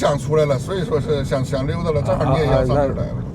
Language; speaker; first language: Chinese; native; Chinese